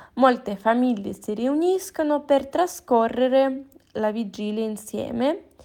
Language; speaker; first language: Italian; native; Italian